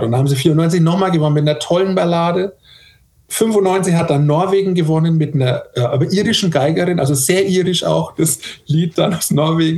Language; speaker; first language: German; native; German